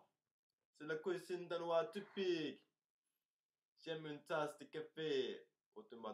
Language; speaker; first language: French; non-native, learner; Danish